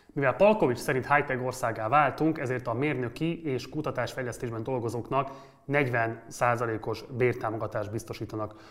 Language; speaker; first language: Hungarian; native; Hungarian